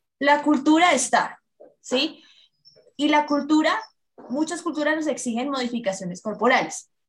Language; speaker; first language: Spanish; native; Spanish